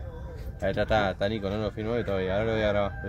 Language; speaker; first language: Spanish; native; Spanish